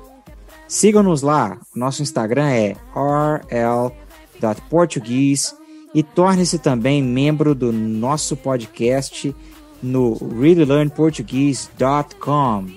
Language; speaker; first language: Portuguese; native; Portuguese